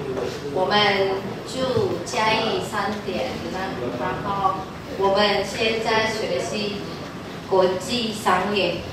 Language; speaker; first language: Chinese; non-native, learner; Indonesian